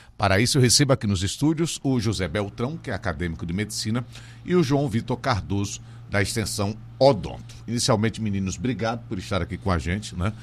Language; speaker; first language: Portuguese; native; Portuguese